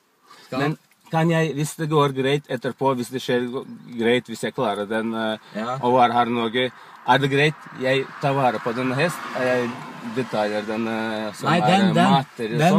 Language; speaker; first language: Norwegian; non-native, learner; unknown